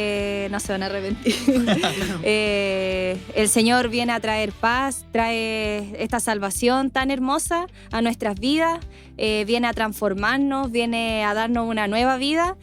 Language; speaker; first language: Spanish; native; Spanish